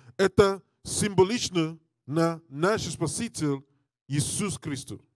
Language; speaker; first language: Russian; non-native, learner; English